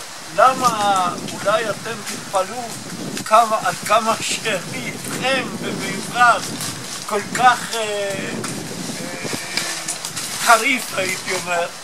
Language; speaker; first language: Hebrew; non-native, fluent; Italian